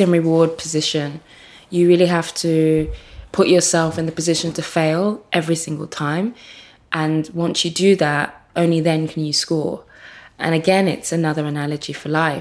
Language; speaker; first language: English; native; English